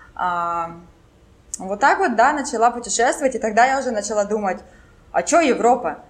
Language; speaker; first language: Russian; non-native, local second language; French